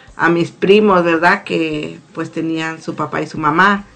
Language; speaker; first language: Spanish; native; Spanish